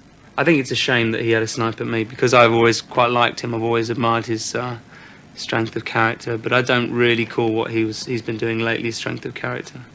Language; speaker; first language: English; native; English